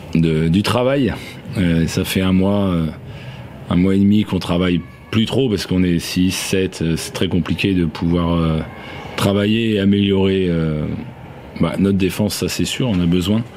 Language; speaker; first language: French; native; French